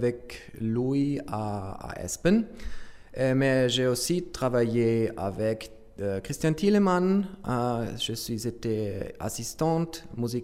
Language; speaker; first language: French; non-native, learner; German